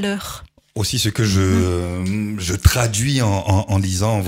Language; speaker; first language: French; native; French